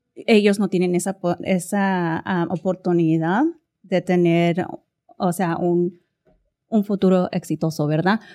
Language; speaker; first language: Spanish; early bilingual, heritage; Spanish